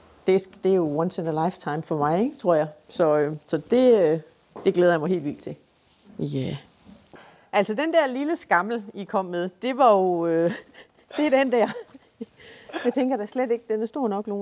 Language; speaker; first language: Danish; native; Danish